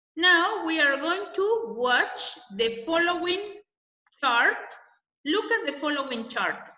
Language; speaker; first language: English; non-native, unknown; Spanish